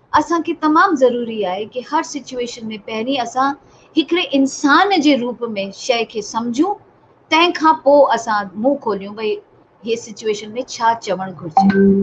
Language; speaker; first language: Sindhi; native; Sindhi